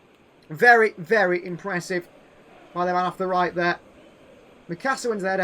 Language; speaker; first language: English; native; English